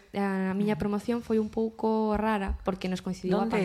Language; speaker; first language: Galician; native; Galician